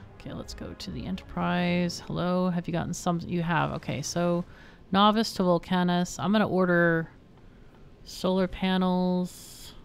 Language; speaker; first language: English; native; English